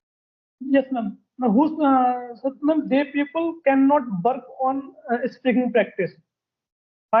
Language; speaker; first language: English; non-native, learner; Hindi